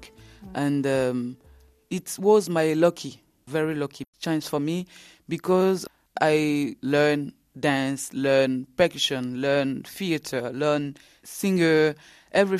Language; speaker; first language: English; non-native, learner; French